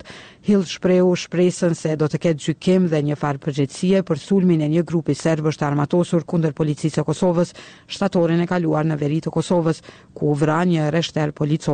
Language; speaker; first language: Albanian; native; Albanian